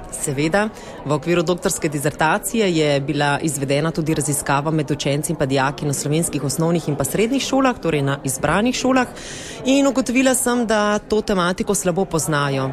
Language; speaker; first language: Slovenian; native; Slovenian